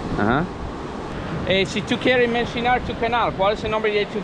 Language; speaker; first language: Spanish; non-native, learner; English